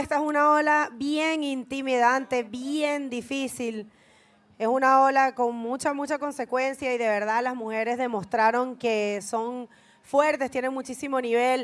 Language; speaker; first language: Spanish; native; Spanish